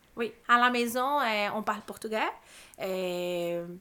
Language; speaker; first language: French; non-native, fluent; Portuguese